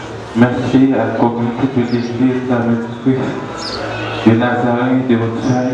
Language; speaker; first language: French; non-native, local second language; Haitian Creole